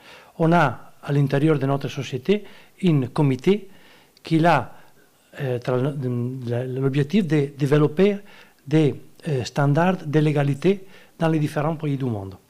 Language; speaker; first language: French; non-native, learner; Italian